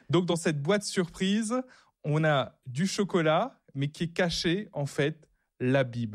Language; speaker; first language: French; native; French